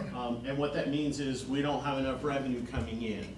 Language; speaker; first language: English; native; English